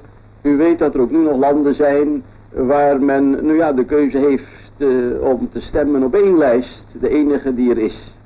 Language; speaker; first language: Dutch; native; Dutch